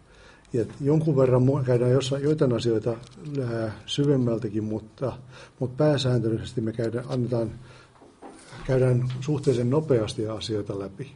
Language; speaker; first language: Finnish; native; Finnish